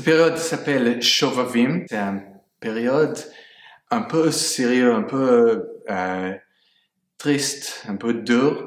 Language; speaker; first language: French; non-native, fluent; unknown